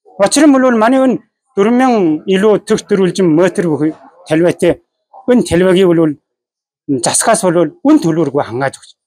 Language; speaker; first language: Mongolian; native; Mongolian